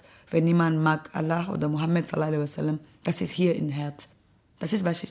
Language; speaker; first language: German; non-native, learner; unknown